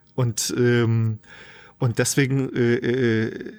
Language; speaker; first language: German; native; German